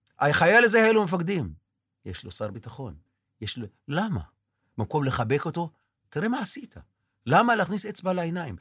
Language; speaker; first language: Hebrew; non-native, local second language; Arabic